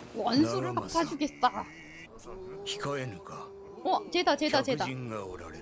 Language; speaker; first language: Korean; native; Korean